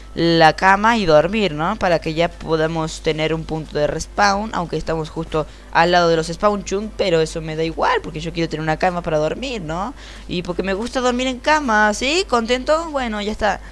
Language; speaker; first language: Spanish; native; Spanish